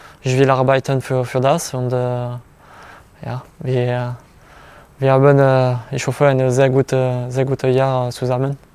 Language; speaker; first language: German; non-native, learner; French